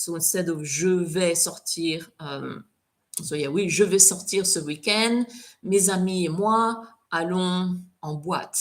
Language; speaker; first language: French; non-native, fluent; English